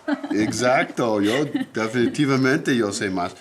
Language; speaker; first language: Spanish; non-native, learner; English